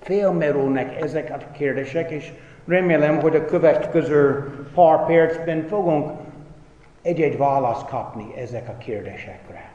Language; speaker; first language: Hungarian; non-native, fluent; English